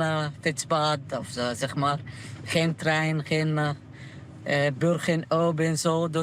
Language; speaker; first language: Dutch; non-native, learner; Arabic